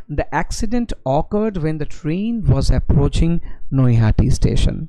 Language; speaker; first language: English; non-native, local second language; Bangla